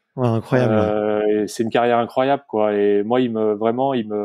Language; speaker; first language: French; native; French